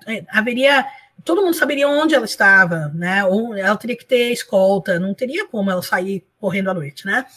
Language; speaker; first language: Portuguese; early bilingual, other home language; Spanish